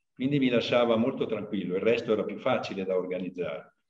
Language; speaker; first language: Italian; early bilingual, other home language; Portuguese